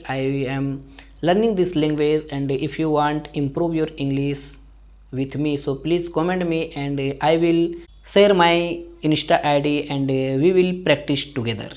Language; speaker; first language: English; non-native, learner; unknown